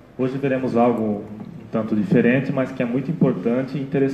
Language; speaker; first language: Portuguese; native; Portuguese